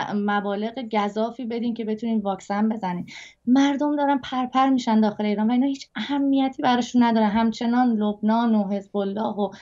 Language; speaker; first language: Persian; native; Persian